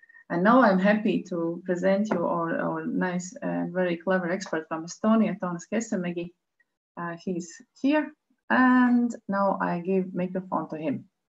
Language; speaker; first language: English; non-native, fluent; Latvian